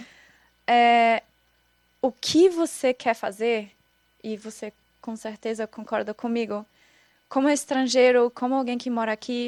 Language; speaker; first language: Portuguese; non-native, fluent; German